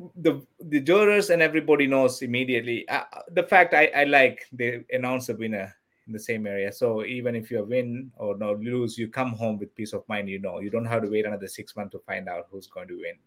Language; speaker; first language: English; non-native, local second language; Tamil